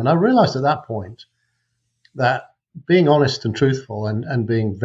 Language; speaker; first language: English; native; English